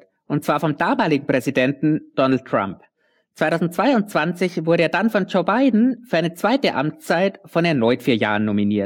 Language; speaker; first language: German; native; German